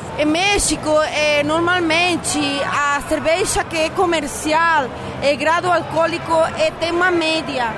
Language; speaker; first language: Portuguese; non-native, fluent; Spanish